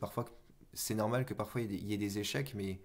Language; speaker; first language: French; native; French